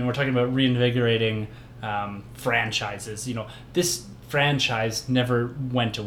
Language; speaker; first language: English; native; English